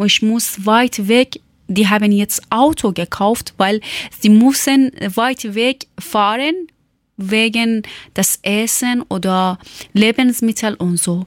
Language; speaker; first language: German; non-native, learner; Persian